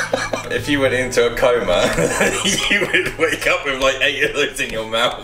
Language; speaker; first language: English; native; English